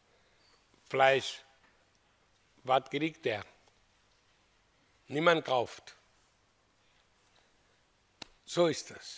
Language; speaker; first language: German; non-native, fluent; Hindi